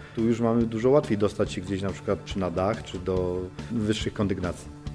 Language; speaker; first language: Polish; native; Polish